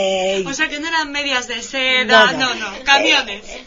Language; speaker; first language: Spanish; native; Spanish